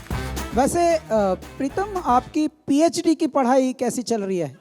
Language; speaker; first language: Hindi; native; Hindi